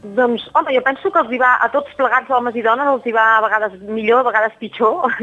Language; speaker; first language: Catalan; native; Catalan